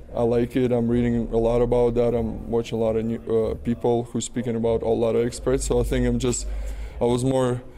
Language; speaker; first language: English; non-native, fluent; Russian